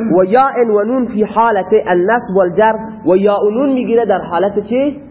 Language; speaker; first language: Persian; non-native, local second language; Baluchi